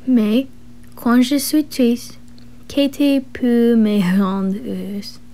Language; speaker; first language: French; non-native, learner; English